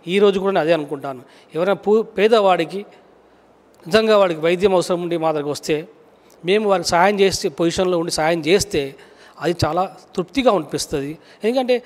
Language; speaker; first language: Telugu; native; Telugu